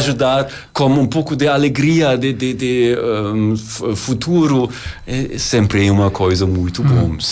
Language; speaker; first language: Portuguese; non-native, learner; German